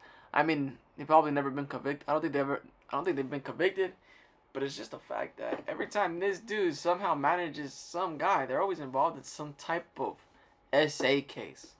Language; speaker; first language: English; native; English